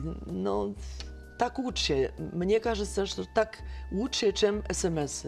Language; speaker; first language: Russian; non-native, fluent; Polish